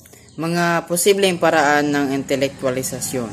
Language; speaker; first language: Filipino; non-native, local second language; Cebuano